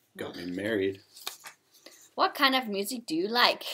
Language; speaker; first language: English; non-native, fluent; German